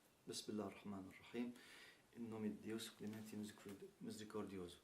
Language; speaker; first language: Portuguese; non-native, learner; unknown